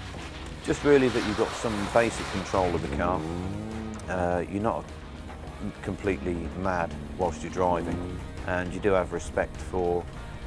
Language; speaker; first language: English; native; English